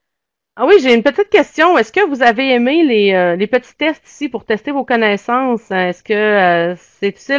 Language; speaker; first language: French; native; French